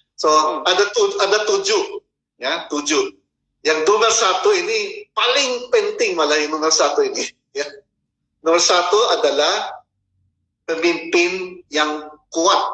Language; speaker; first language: Indonesian; non-native, fluent; Filipino